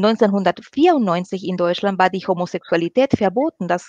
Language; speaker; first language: German; non-native, fluent; Spanish